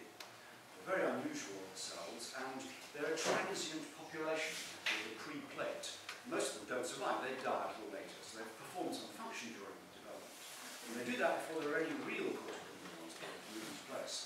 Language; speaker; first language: English; native; English